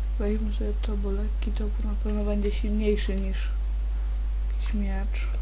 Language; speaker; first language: Polish; native; Polish